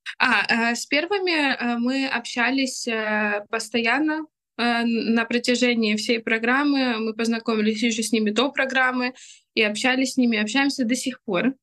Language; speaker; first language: Russian; native; Russian